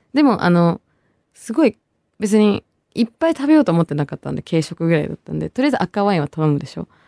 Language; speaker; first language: Japanese; early bilingual, other home language; Bangla